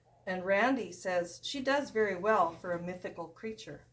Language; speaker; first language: English; native; English